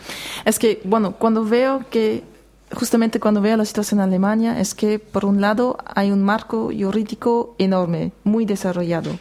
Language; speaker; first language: Spanish; non-native, fluent; German